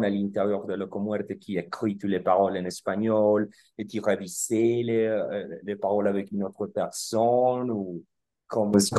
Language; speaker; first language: French; non-native, learner; Spanish